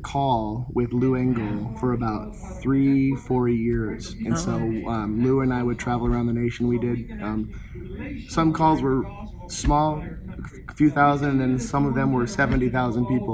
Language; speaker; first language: English; native; English